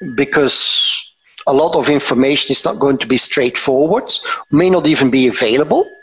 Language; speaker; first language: English; non-native, fluent; Dutch